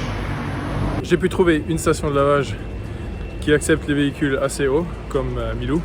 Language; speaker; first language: French; native; French